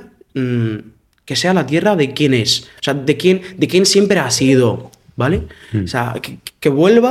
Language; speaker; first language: Spanish; non-native, fluent; Arabic